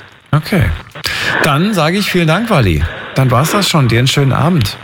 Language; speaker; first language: German; native; German